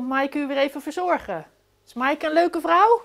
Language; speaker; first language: Dutch; native; Dutch